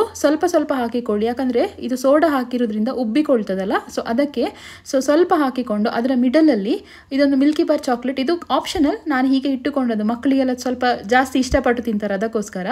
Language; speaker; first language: Kannada; native; Kannada